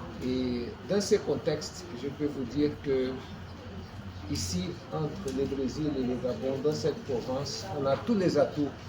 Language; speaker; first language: French; non-native, fluent; Portuguese